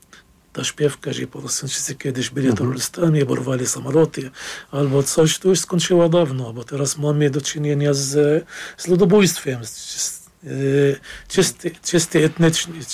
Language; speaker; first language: Polish; non-native, fluent; Arabic